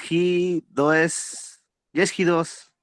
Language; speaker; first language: English; non-native, learner; Spanish